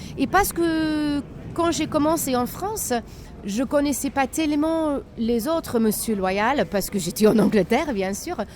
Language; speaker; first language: French; non-native, fluent; English